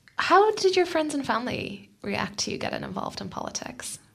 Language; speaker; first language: English; native; English